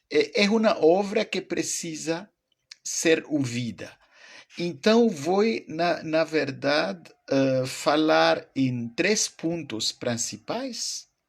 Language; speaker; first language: Portuguese; non-native, fluent; French